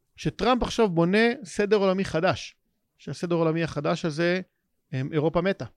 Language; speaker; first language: Hebrew; native; Hebrew